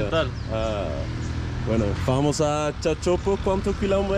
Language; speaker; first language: Spanish; non-native, learner; Dutch